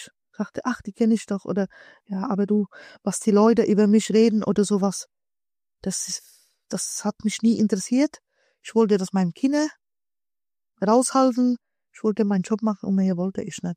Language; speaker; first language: German; early bilingual, other home language; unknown